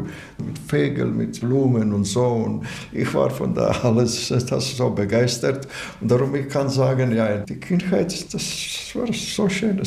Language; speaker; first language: German; non-native, learner; Latvian